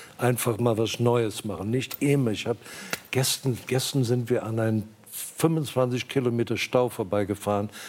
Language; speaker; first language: German; non-native, fluent; English